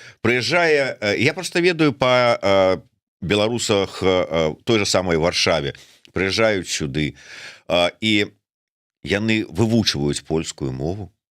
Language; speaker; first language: Belarusian; non-native, local second language; Russian